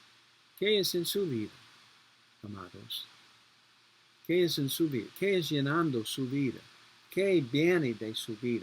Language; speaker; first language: Spanish; non-native, learner; English